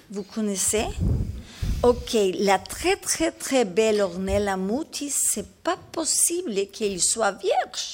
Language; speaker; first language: French; non-native, learner; Spanish